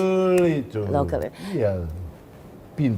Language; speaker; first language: Indonesian; non-native, fluent; Tetum